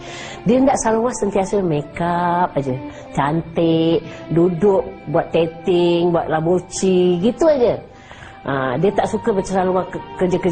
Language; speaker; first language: Malay; native; Malay